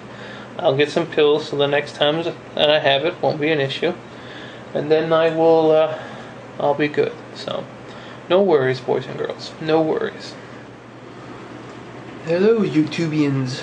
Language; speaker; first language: English; native; English